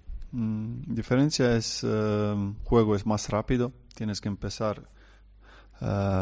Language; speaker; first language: Spanish; non-native, learner; Croatian